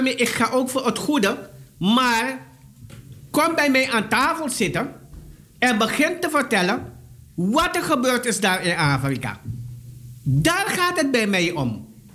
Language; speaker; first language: Dutch; native; Dutch